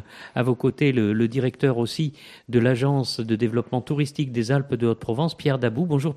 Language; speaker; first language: French; native; French